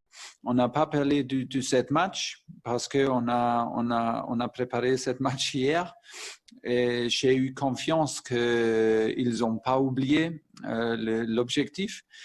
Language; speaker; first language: French; non-native, fluent; German